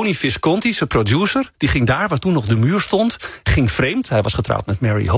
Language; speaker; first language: Dutch; native; Dutch